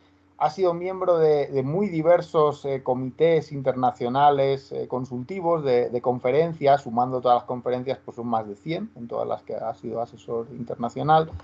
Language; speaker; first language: Spanish; native; Spanish